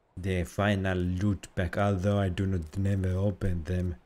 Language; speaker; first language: English; non-native, fluent; Finnish